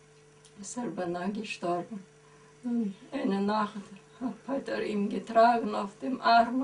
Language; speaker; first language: German; early bilingual, heritage; German